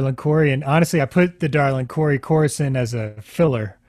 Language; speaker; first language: English; native; English